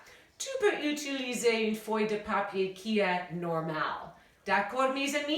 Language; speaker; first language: French; non-native, fluent; English